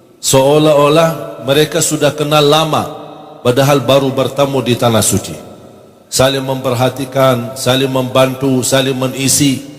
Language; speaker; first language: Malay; non-native, fluent; Arabic